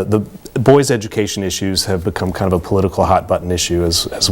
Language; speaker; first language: English; native; English